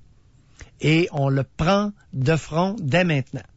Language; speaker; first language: French; native; French